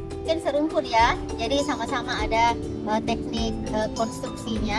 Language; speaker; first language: Indonesian; native; Indonesian